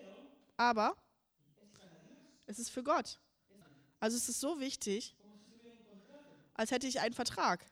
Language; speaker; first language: German; early bilingual, heritage; German